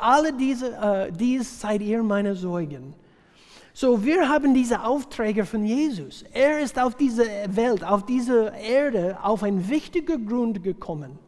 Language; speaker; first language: German; non-native, fluent; English